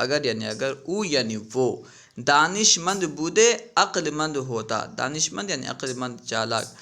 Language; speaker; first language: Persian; non-native, learner; Urdu